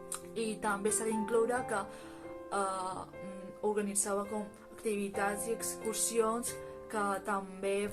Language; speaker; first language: Catalan; early bilingual, other home language; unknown